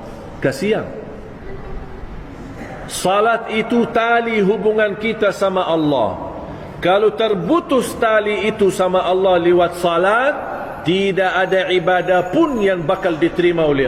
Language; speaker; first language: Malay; non-native, fluent; Arabic